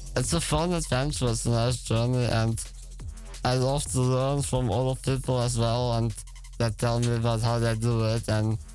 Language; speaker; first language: English; non-native, fluent; Dutch